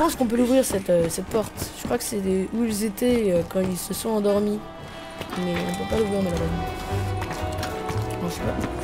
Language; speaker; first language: French; native; French